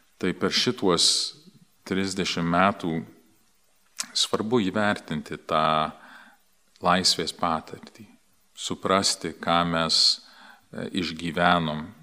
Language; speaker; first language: Lithuanian; early bilingual, heritage; Lithuanian